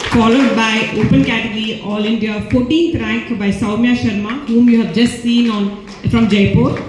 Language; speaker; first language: English; non-native, local second language; Telugu